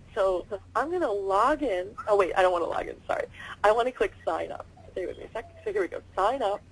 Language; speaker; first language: English; native; English